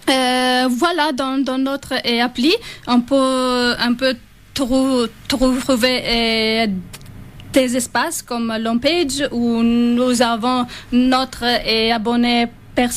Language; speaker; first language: French; non-native, fluent; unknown